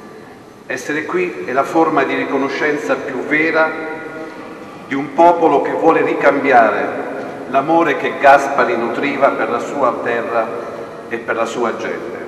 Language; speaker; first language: Italian; native; Italian